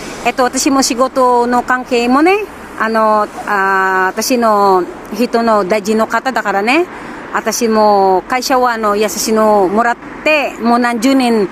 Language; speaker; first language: Japanese; non-native, learner; Filipino